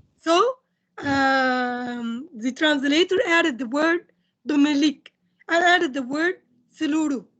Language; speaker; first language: English; non-native, fluent; Indonesian